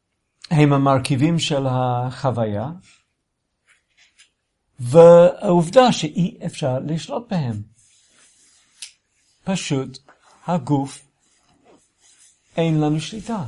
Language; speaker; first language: Hebrew; non-native, fluent; English